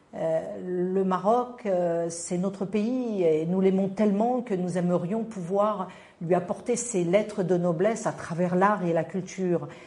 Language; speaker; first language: French; non-native, local second language; Arabic